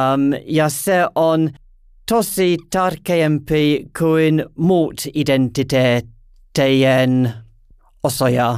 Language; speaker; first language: Finnish; non-native, learner; English